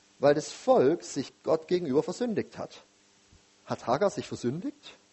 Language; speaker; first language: German; native; German